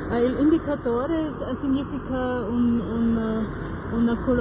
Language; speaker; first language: Italian; non-native, learner; German